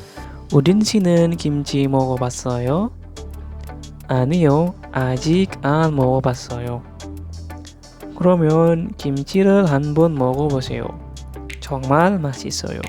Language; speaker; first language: Korean; non-native, fluent; Indonesian